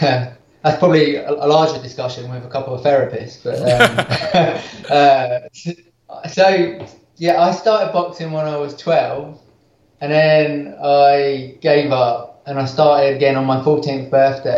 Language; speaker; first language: English; native; English